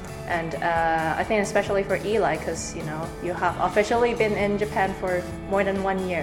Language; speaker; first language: English; native; English